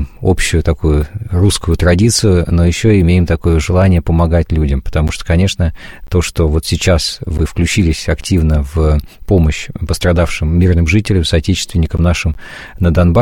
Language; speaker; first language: Russian; native; Russian